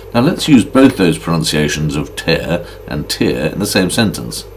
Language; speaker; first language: English; native; English